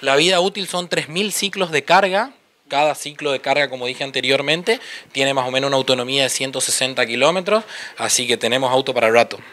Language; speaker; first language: Spanish; native; Spanish